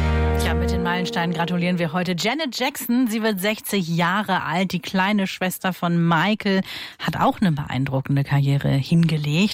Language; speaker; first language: German; native; German